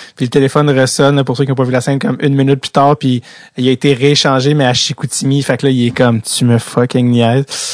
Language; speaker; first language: French; native; French